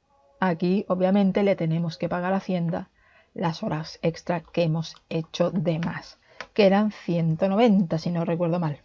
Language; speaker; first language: Spanish; native; Spanish